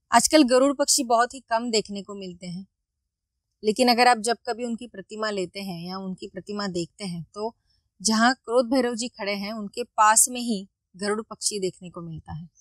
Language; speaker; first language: Hindi; non-native, local second language; Marathi